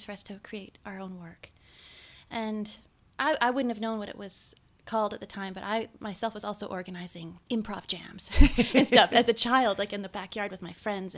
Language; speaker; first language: English; native; English